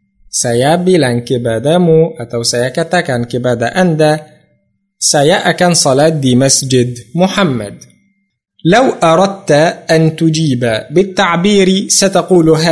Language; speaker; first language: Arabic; non-native, fluent; Indonesian